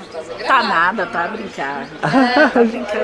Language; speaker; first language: Portuguese; native; Portuguese